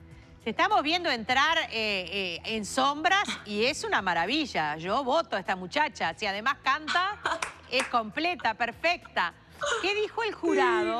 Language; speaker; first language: Spanish; native; Spanish